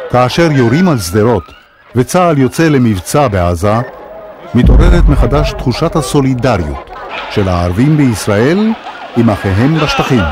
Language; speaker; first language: Hebrew; native; Hebrew